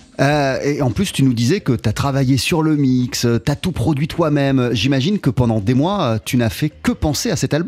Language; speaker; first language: French; native; French